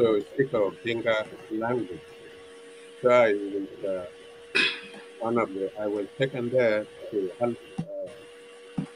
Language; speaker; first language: English; non-native, fluent; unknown